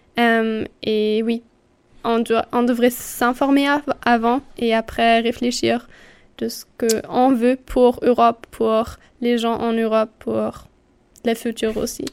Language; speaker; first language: French; non-native, fluent; German